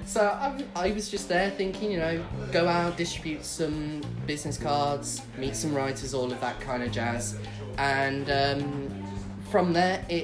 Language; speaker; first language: English; native; English